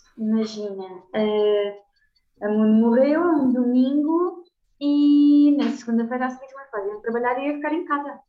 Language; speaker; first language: Portuguese; native; Portuguese